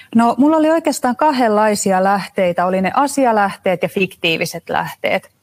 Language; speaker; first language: Finnish; native; Finnish